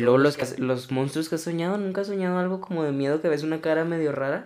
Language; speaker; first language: Spanish; native; Spanish